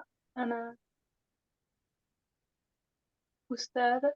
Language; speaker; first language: Arabic; non-native, learner; English